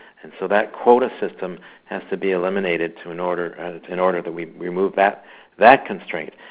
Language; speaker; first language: English; native; English